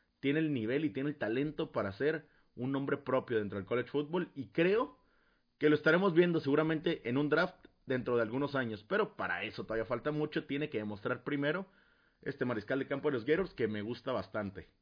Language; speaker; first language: Spanish; native; Spanish